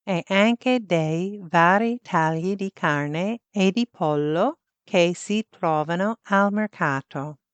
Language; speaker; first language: Italian; non-native, fluent; English